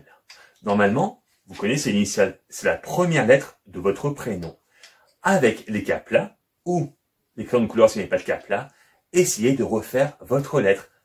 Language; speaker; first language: French; native; French